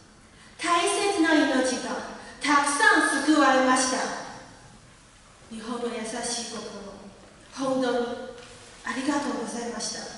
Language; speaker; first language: Japanese; non-native, learner; Chinese